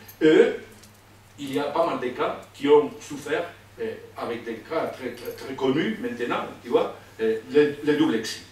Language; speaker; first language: French; non-native, fluent; Spanish